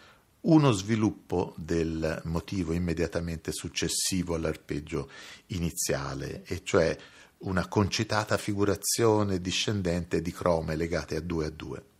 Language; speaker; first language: Italian; native; Italian